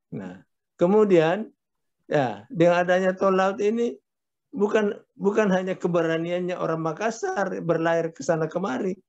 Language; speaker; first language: Indonesian; native; Indonesian